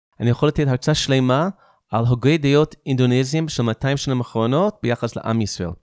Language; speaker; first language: Hebrew; non-native, fluent; English